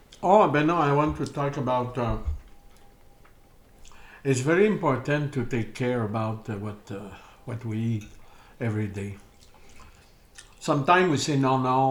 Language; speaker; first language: English; non-native, learner; French